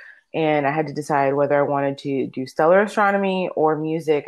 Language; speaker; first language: English; early bilingual, other home language; Spanish